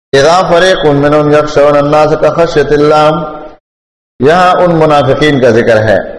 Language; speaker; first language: Urdu; non-native, local second language; Pashto